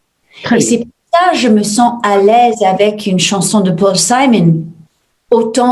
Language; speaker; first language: French; non-native, fluent; English